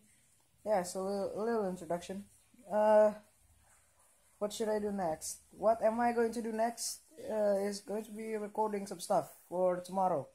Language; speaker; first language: English; non-native, local second language; Indonesian